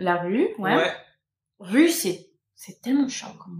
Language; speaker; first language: French; non-native, fluent; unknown